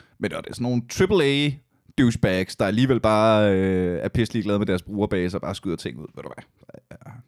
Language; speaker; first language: Danish; native; Danish